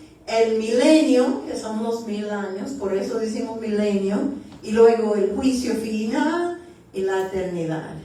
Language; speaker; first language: Spanish; early bilingual, heritage; Spanish